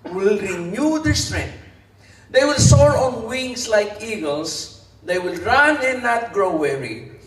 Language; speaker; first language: English; non-native, local second language; Filipino